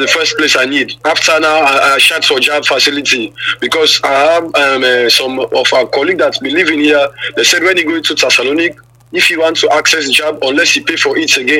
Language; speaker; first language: English; non-native, local second language; Krio